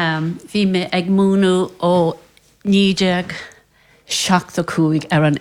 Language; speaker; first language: Irish; non-native, local second language; English